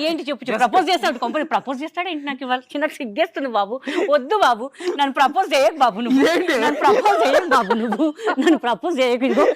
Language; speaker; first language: Telugu; non-native, local second language; Hindi